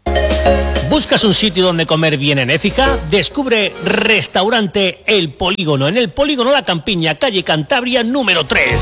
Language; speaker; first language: Spanish; native; Spanish